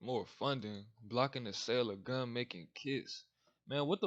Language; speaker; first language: English; native; English